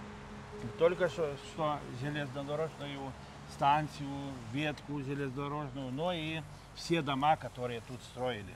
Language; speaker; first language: Russian; non-native, local second language; Lithuanian